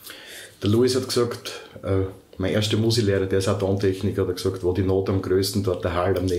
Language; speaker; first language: German; native; German